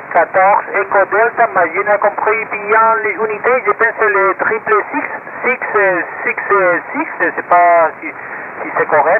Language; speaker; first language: French; non-native, learner; Spanish